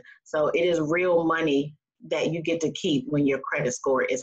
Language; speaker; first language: English; native; English